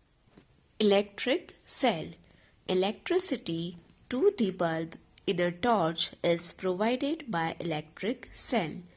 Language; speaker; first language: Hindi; non-native, local second language; Gujarati